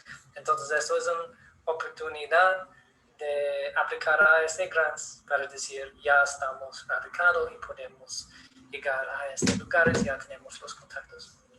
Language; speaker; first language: Spanish; non-native, learner; English